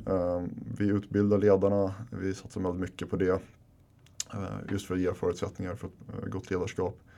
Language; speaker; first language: Swedish; early bilingual, other home language; Finnish